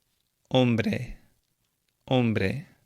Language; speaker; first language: Spanish; non-native, fluent; English